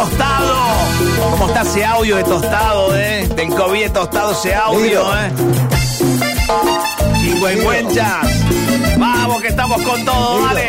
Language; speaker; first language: Spanish; native; Spanish